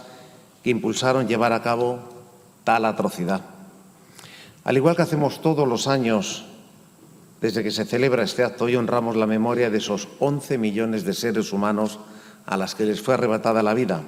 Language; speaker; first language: Spanish; native; Spanish